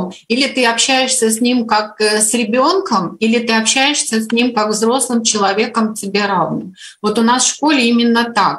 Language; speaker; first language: Russian; native; Russian